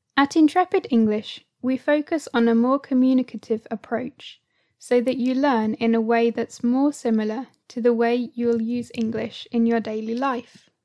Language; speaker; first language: English; native; English